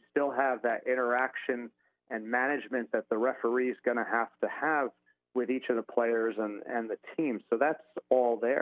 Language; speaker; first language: English; native; English